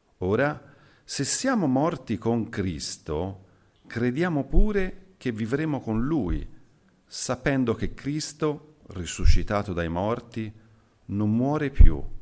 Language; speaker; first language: Italian; native; Italian